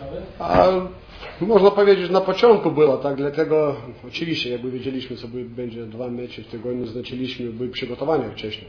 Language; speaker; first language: Polish; non-native, learner; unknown